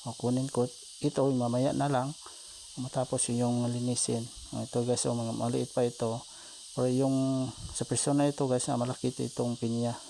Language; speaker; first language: Filipino; non-native, local second language; Cebuano